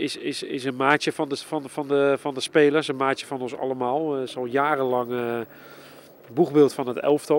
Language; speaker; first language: Dutch; native; Dutch